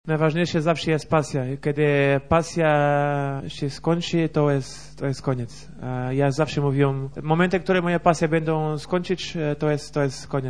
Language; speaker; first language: Polish; non-native, learner; Portuguese